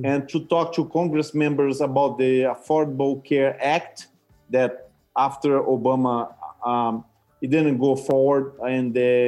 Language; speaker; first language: English; non-native, fluent; Portuguese